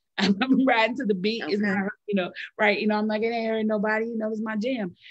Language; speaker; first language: English; native; English